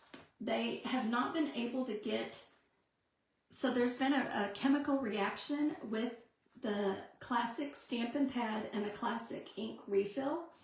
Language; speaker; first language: English; native; English